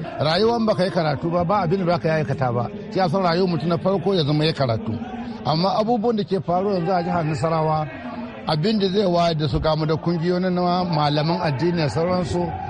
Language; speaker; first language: Hausa; non-native, local second language; Fula